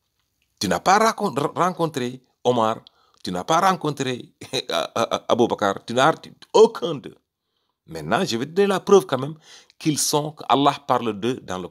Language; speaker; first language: French; native; French